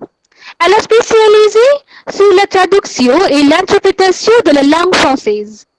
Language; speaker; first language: French; non-native, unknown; Bangla